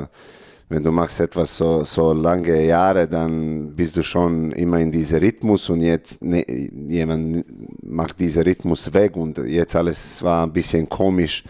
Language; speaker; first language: German; non-native, learner; Serbian